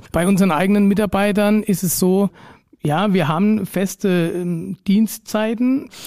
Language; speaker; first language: German; native; German